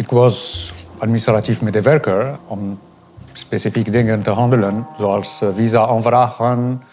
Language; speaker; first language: Dutch; non-native, fluent; Arabic